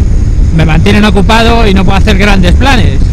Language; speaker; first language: Spanish; native; Spanish